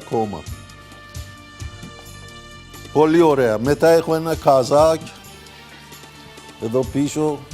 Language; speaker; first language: Greek; non-native, learner; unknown